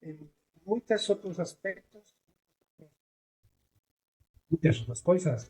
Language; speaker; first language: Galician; non-native, learner; Spanish